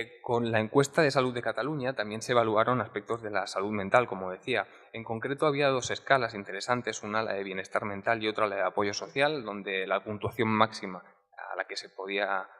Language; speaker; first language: Spanish; native; Spanish